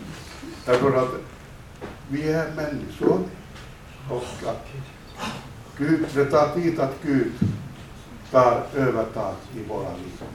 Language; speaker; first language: Swedish; non-native, fluent; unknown